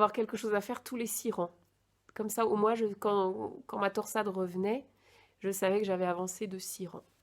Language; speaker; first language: French; native; French